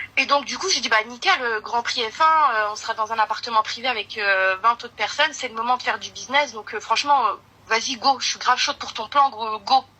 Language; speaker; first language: French; early bilingual, other home language; Arabic